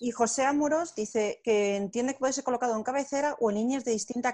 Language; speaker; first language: Spanish; native; Spanish